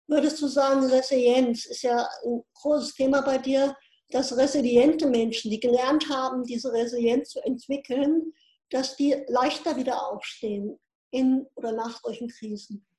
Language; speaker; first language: German; native; German